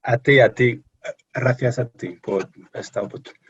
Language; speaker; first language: Spanish; non-native, fluent; English